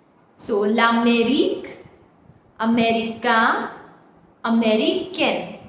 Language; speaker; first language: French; non-native, fluent; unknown